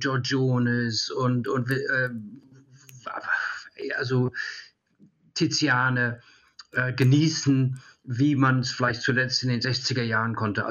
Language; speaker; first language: German; early bilingual, heritage; German